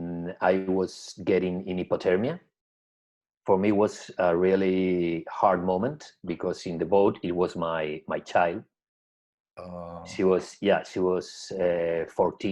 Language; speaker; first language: English; non-native, learner; Spanish